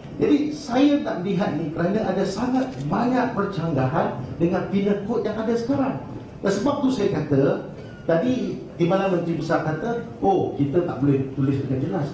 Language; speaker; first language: Malay; non-native, local second language; Chinese